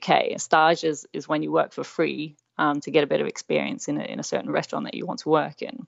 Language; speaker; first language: English; native; English